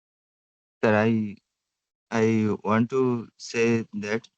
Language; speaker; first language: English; non-native, learner; Bangla